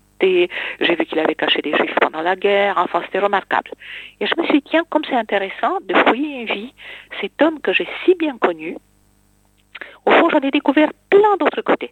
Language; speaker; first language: French; non-native, fluent; Romanian